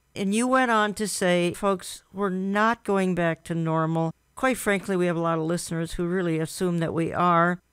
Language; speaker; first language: English; native; English